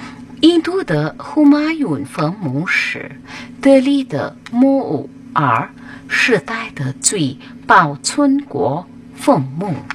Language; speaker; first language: Chinese; non-native, fluent; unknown